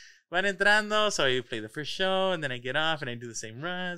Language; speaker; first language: English; early bilingual, other home language; Spanish